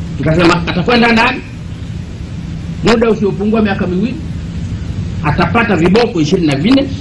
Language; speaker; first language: Swahili; non-native, local second language; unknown